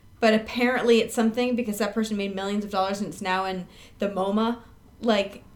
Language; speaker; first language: English; native; English